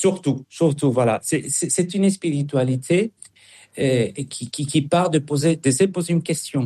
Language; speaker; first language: French; non-native, fluent; Spanish